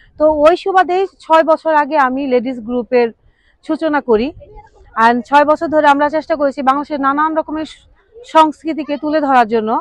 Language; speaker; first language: Bangla; native; Bangla